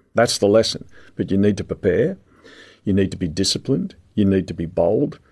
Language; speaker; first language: English; native; English